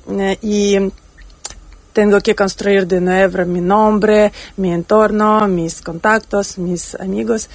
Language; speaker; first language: Spanish; non-native, fluent; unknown